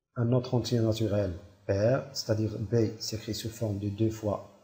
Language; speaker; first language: French; non-native, local second language; Arabic